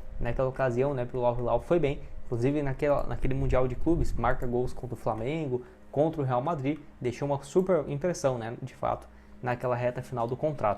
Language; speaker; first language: Portuguese; native; Portuguese